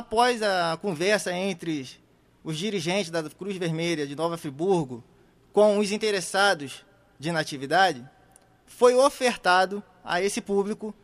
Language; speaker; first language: Portuguese; native; Portuguese